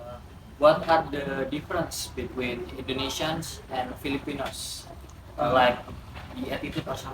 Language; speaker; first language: English; non-native, learner; Indonesian